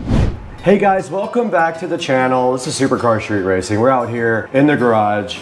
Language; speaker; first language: English; native; English